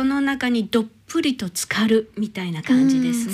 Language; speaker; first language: Japanese; native; Japanese